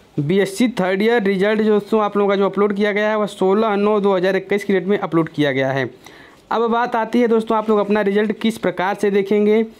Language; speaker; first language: Hindi; native; Hindi